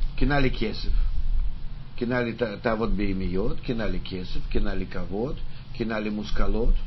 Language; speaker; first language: Hebrew; non-native, fluent; Russian